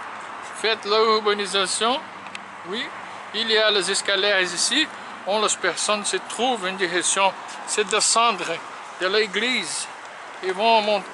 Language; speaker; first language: French; non-native, learner; Portuguese